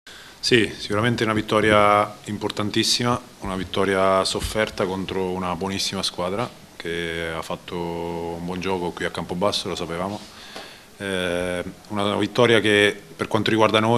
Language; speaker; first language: Italian; native; Italian